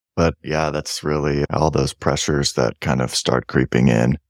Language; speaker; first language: English; native; English